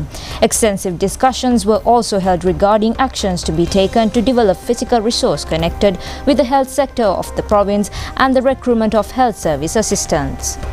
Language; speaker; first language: English; non-native, local second language; Sinhala